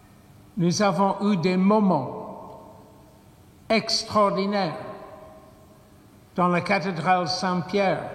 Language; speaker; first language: French; non-native, fluent; English